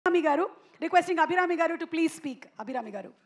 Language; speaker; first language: Telugu; native; Telugu